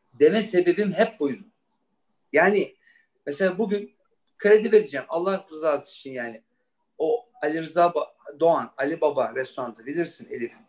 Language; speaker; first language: Turkish; early bilingual, heritage; Turkish